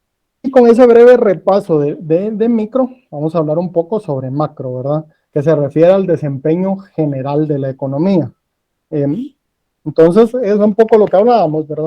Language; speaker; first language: Spanish; native; Spanish